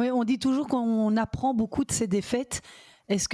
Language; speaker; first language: French; native; French